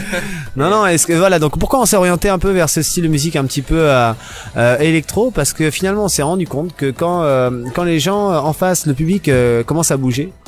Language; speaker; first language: French; native; French